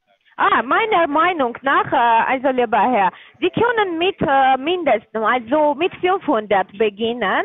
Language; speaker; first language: German; non-native, learner; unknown